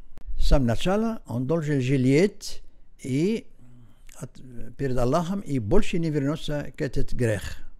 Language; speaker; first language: Russian; non-native, learner; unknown